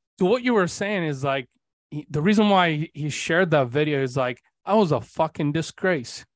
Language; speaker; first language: English; early bilingual, other home language; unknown